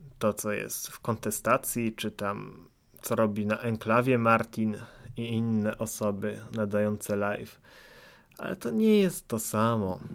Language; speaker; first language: Polish; native; Polish